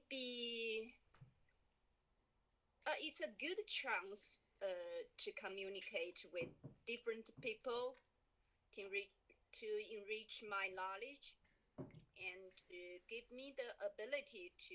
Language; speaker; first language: English; non-native, learner; Chinese